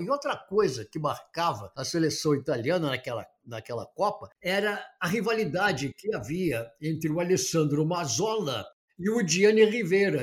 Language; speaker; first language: Portuguese; native; Portuguese